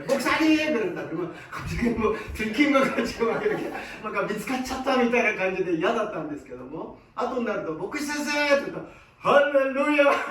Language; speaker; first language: Japanese; non-native, fluent; Korean